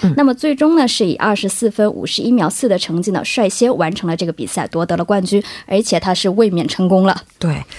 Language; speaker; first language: Chinese; native; Chinese